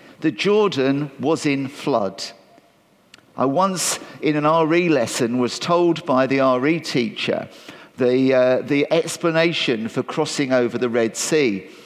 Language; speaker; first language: English; native; English